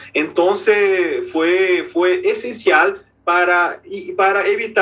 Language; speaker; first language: Spanish; non-native, fluent; Portuguese